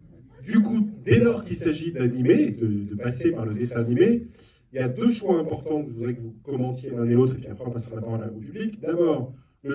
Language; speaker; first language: French; native; French